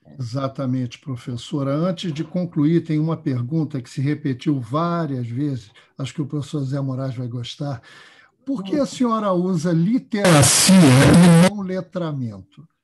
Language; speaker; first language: Portuguese; native; Portuguese